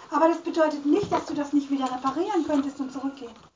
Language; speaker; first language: German; native; German